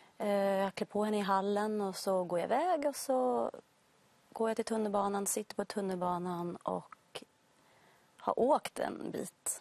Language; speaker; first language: Swedish; native; Swedish